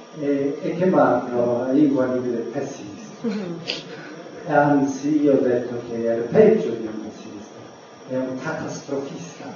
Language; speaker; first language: Italian; non-native, fluent; English